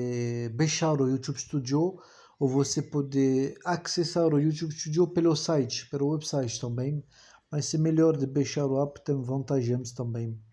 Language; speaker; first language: Portuguese; non-native, learner; French